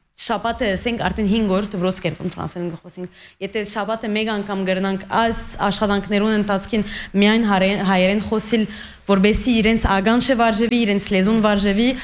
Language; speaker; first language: Armenian; early bilingual, heritage; Armenian